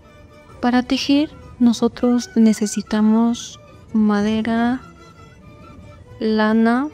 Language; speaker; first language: Spanish; non-native, local second language; Quechua